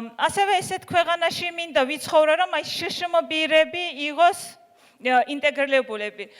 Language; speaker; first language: Georgian; non-native, local second language; Azerbaijani